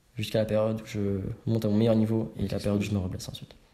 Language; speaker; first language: French; native; French